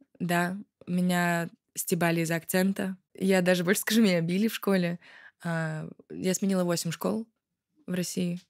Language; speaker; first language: Russian; native; Russian